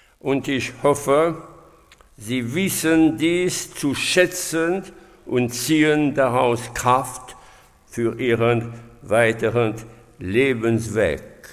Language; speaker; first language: German; non-native, fluent; French